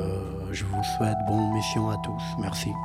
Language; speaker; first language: French; non-native, learner; Pashto